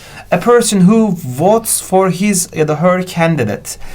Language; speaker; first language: English; non-native, fluent; Turkish